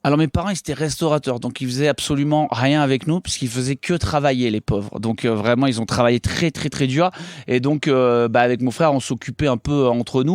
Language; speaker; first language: French; native; French